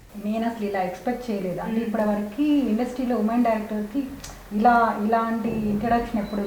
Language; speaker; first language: Telugu; native; Telugu